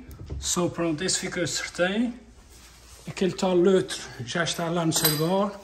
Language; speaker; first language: Portuguese; early bilingual, heritage; Portuguese